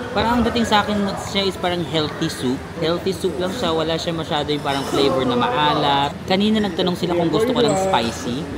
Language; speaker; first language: Filipino; non-native, local second language; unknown